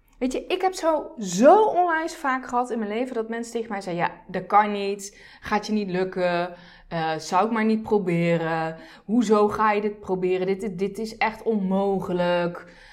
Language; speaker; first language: Dutch; early bilingual, other home language; Turkish